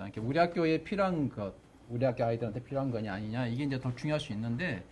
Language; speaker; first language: Korean; native; Korean